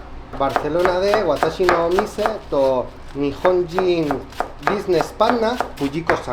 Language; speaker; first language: Japanese; non-native, learner; Spanish